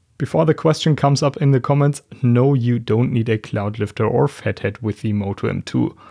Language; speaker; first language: English; non-native, fluent; German